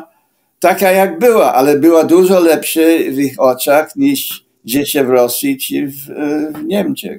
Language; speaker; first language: Polish; non-native, fluent; English